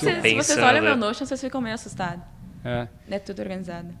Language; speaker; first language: Portuguese; native; Portuguese